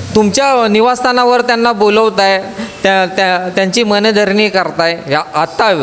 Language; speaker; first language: Marathi; native; Marathi